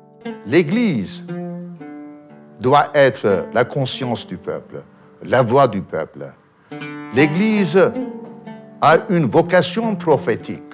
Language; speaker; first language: French; non-native, fluent; Armenian